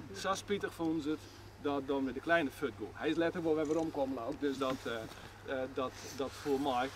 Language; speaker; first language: Dutch; non-native, local second language; Western Frisian